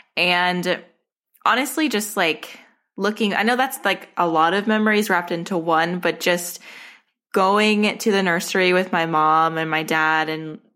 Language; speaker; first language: English; native; English